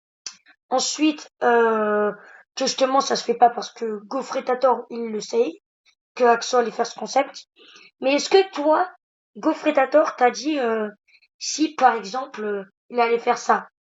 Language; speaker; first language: French; native; French